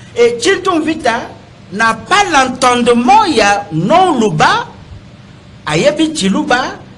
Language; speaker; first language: Lingala; non-native, local second language; Luba-Lulua